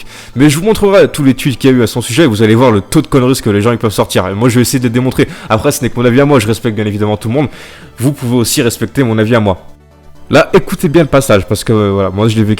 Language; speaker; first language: French; native; French